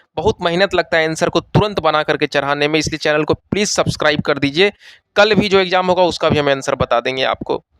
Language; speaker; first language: Hindi; native; Hindi